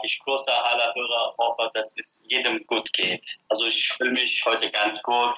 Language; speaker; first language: German; non-native, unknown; Persian